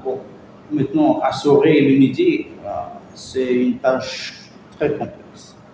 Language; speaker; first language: French; non-native, fluent; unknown